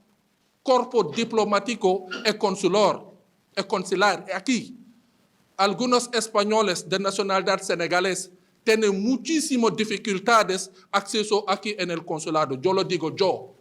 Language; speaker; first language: Spanish; non-native, fluent; Wolof